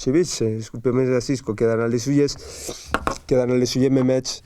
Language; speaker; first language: Polish; non-native, learner; Spanish